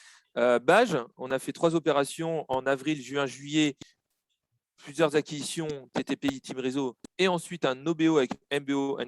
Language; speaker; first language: French; native; French